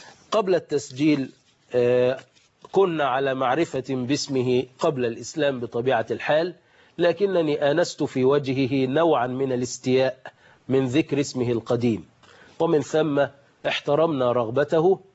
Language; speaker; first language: Arabic; native; Arabic